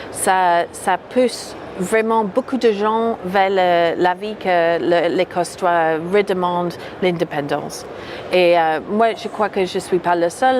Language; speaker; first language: French; non-native, fluent; English